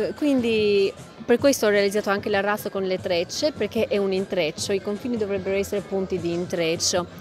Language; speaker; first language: Italian; non-native, fluent; Albanian